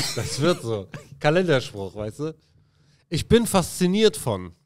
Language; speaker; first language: German; early bilingual, other home language; Arabic